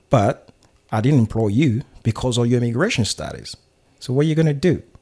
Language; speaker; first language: English; non-native, fluent; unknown